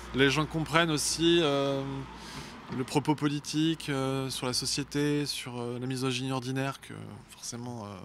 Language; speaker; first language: French; native; French